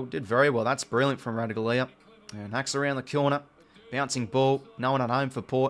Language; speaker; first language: English; native; English